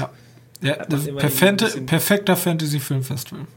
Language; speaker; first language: German; native; German